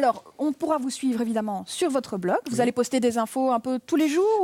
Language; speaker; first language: French; native; French